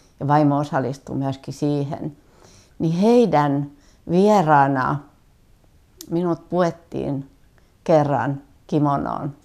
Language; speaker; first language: Finnish; native; Finnish